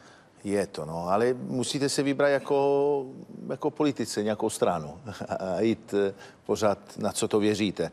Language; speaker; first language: Czech; non-native, fluent; Italian